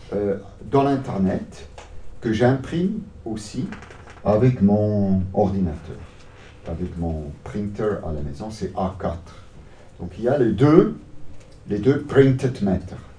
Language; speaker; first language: French; non-native, local second language; German